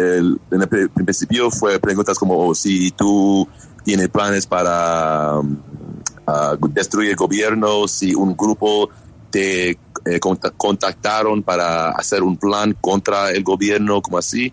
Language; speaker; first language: Spanish; non-native, learner; English